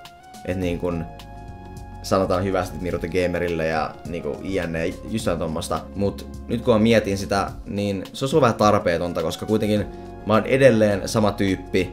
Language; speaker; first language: Finnish; native; Finnish